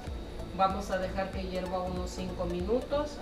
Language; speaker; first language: Spanish; native; Spanish